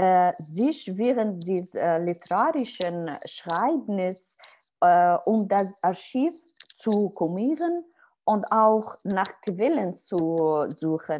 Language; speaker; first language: German; non-native, learner; Arabic